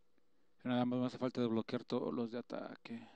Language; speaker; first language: Spanish; native; Spanish